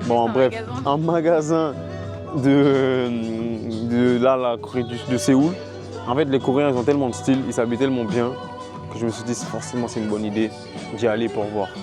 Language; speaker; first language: French; native; French